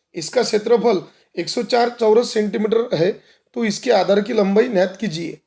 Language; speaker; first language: Hindi; non-native, local second language; Marathi